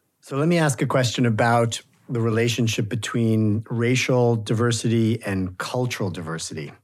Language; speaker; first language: English; native; English